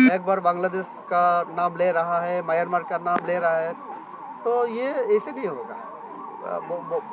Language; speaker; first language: Hindi; non-native, local second language; Bangla